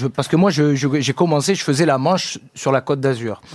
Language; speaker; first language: French; native; French